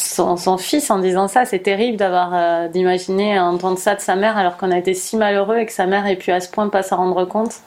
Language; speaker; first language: French; native; French